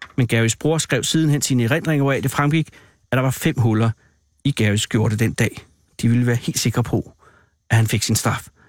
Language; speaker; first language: Danish; native; Danish